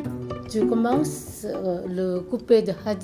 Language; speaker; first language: French; non-native, learner; Korean